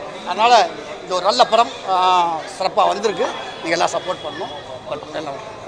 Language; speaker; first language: Tamil; native; Tamil